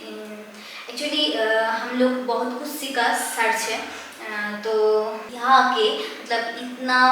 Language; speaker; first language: Hindi; non-native, local second language; Bangla